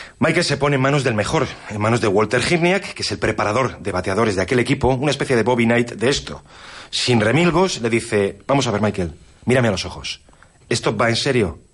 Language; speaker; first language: Spanish; native; Spanish